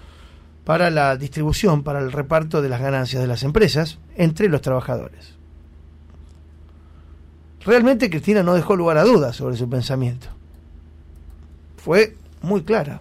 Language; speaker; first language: Spanish; native; Spanish